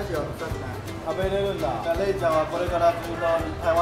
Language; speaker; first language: Japanese; non-native, fluent; Chinese